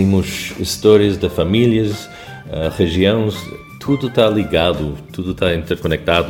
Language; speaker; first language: Portuguese; non-native, fluent; English